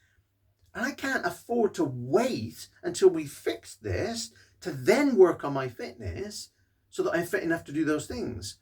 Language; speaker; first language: English; native; English